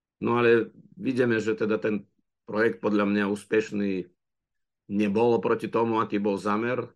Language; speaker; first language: Slovak; non-native, fluent; Russian